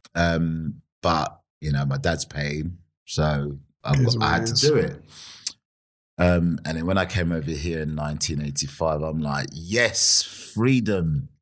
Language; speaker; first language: English; native; English